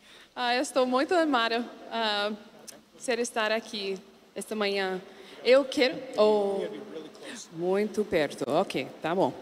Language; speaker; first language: Portuguese; non-native, learner; English